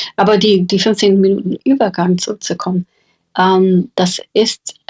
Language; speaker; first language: German; non-native, fluent; English